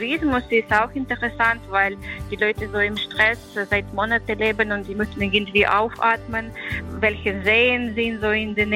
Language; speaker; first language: German; non-native, fluent; Ukrainian